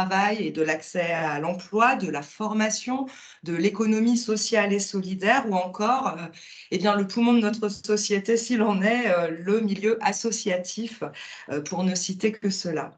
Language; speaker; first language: French; native; French